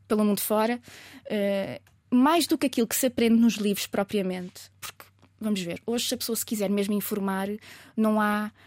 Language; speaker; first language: Portuguese; native; Portuguese